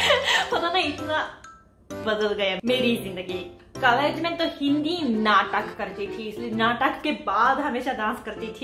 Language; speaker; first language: Hindi; non-native, fluent; Japanese